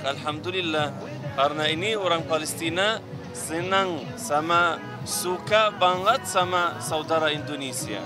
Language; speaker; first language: Indonesian; non-native, learner; Arabic